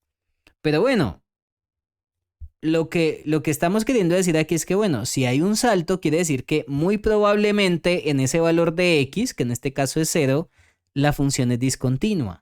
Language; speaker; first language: Spanish; native; Spanish